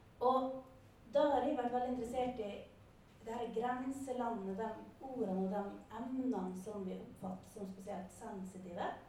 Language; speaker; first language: Norwegian; native; Norwegian